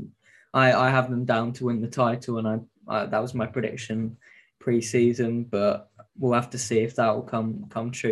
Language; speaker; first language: English; native; English